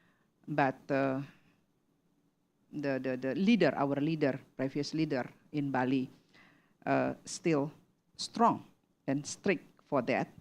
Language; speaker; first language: English; non-native, learner; Indonesian